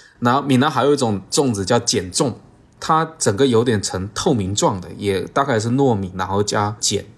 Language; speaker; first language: Chinese; native; Chinese